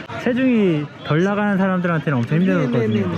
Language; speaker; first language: Korean; native; Korean